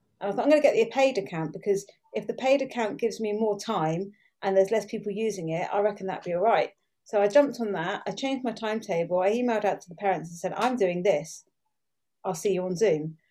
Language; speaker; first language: English; native; English